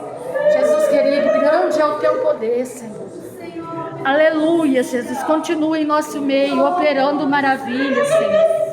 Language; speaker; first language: Portuguese; native; Portuguese